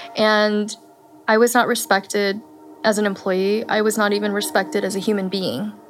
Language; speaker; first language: English; native; English